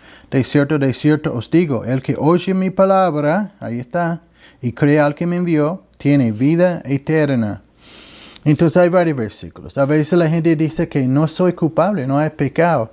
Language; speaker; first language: Spanish; non-native, learner; English